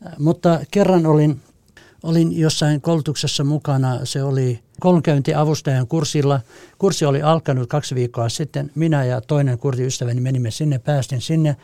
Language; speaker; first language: Finnish; non-native, fluent; Kurdish